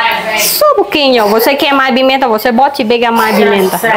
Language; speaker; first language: Portuguese; non-native, learner; Vietnamese